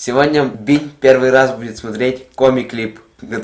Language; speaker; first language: Russian; native; Russian